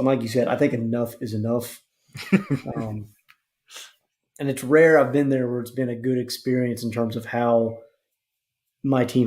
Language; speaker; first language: English; native; English